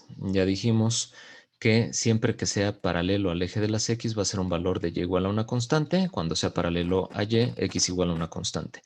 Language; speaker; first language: Spanish; native; Spanish